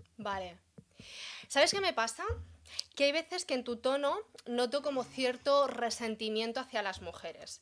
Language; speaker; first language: Spanish; early bilingual, other home language; Arabic